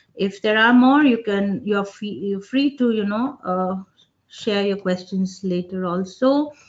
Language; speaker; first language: English; non-native, local second language; Hindi